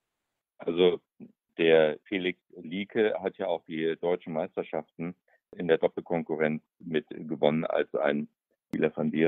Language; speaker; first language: German; native; German